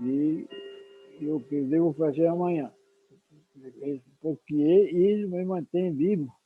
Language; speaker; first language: Portuguese; non-native, fluent; Spanish